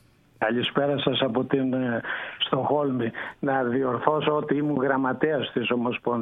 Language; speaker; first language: Greek; early bilingual, other home language; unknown